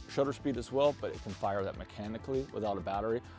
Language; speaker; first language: English; native; English